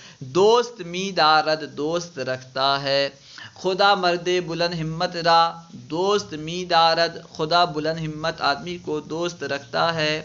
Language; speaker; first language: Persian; non-native, fluent; Urdu